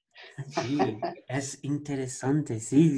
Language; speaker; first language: Spanish; non-native, learner; Portuguese